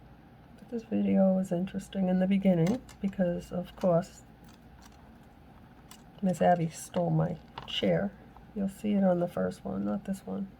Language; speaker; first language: English; native; English